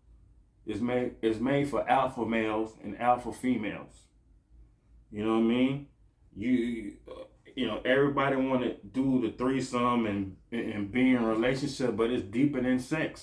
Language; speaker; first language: English; native; English